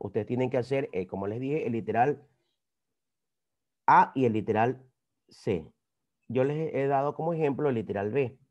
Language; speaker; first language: Spanish; native; Spanish